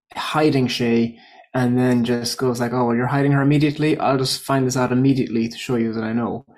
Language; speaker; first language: English; native; English